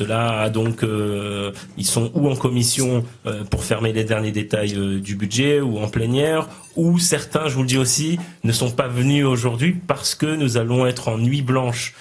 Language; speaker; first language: French; native; French